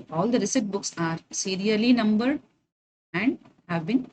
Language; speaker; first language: English; non-native, local second language; Kannada